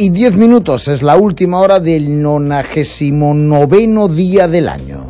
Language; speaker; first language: Spanish; native; Spanish